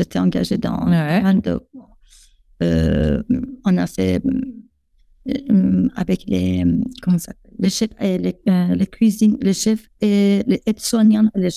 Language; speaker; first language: French; non-native, fluent; Persian